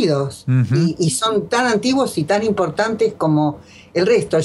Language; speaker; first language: Spanish; native; Spanish